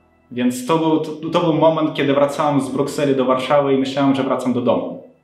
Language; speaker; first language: Polish; non-native, fluent; Ukrainian